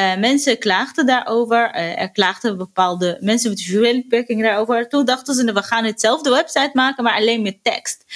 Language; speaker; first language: Dutch; non-native, fluent; Arabic